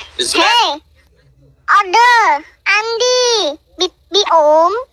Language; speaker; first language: English; non-native, learner; Vietnamese